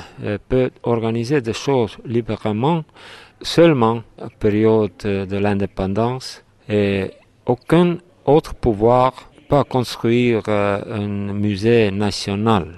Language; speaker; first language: French; non-native, fluent; Estonian